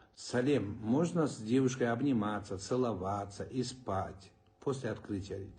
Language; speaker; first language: Russian; non-native, local second language; Kazakh